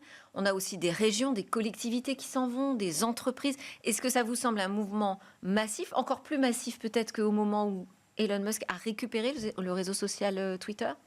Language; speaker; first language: French; native; French